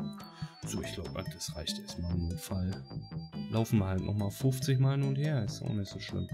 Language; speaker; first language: German; native; German